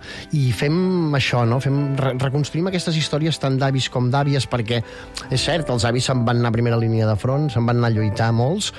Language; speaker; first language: Catalan; native; Catalan